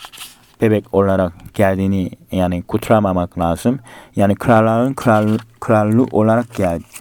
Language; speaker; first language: Turkish; non-native, fluent; Korean